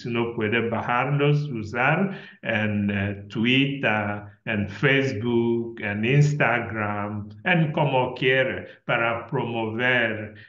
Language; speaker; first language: Spanish; non-native, learner; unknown